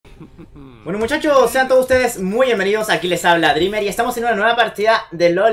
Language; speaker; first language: Spanish; native; Spanish